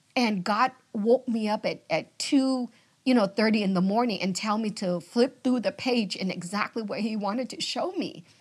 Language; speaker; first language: English; early bilingual, other home language; Vietnamese